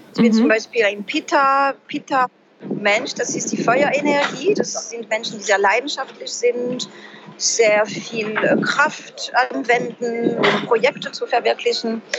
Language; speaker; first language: German; non-native, fluent; French